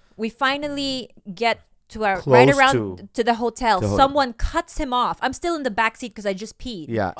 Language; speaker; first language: English; non-native, local second language; Cebuano